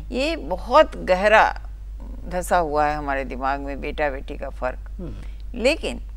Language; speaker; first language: Hindi; native; Hindi